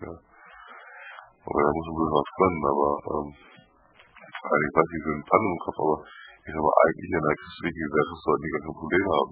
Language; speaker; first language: German; native; German